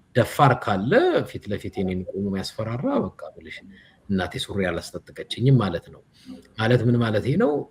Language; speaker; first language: Amharic; native; Amharic